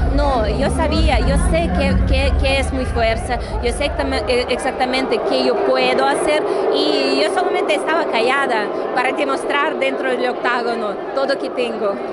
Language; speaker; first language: Spanish; non-native, learner; Russian